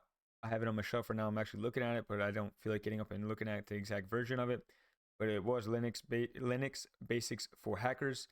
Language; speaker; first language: English; native; English